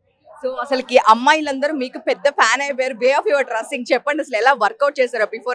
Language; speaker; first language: Telugu; native; Telugu